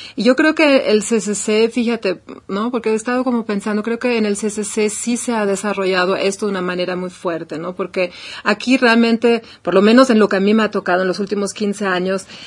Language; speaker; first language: Spanish; non-native, fluent; German